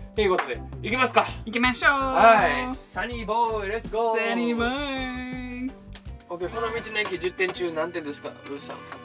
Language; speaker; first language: Japanese; native; Japanese